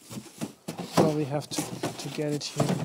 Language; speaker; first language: English; non-native, fluent; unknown